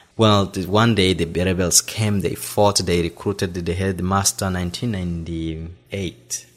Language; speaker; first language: English; non-native, fluent; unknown